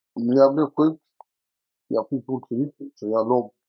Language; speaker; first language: Swedish; native; Swedish